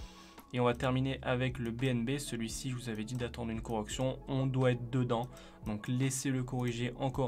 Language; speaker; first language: French; native; French